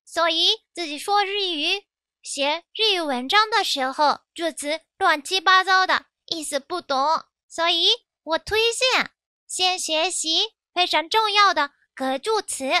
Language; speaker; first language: Chinese; non-native, fluent; Japanese